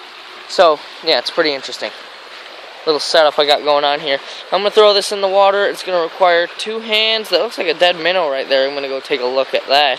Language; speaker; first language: English; native; English